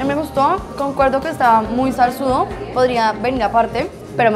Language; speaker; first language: Spanish; native; Spanish